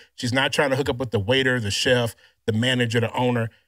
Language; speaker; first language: English; native; English